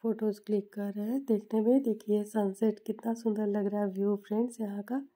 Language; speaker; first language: Hindi; non-native, local second language; Bangla